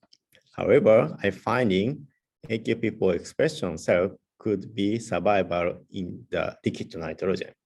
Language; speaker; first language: English; non-native, learner; Japanese